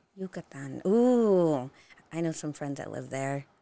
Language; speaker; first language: English; early bilingual, other home language; Spanish